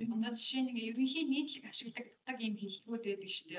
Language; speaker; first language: Mongolian; native; Mongolian